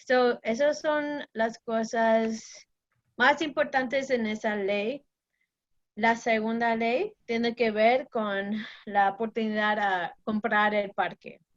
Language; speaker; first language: Spanish; non-native, fluent; English